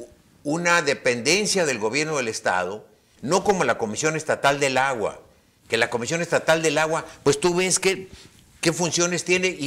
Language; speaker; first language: Spanish; native; Spanish